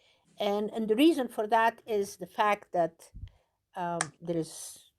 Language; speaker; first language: English; non-native, fluent; Persian